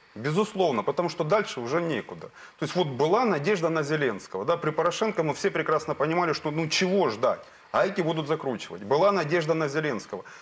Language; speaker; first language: Russian; native; Russian